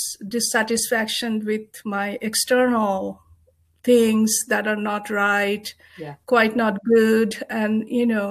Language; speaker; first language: English; non-native, local second language; Bangla